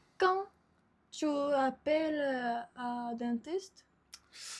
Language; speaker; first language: French; non-native, learner; Japanese